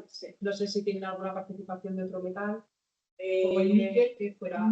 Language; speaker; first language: Spanish; native; Spanish